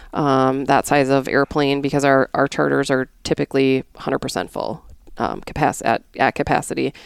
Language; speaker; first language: English; native; English